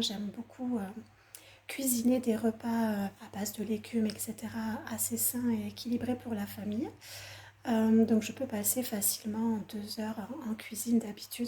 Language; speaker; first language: French; native; French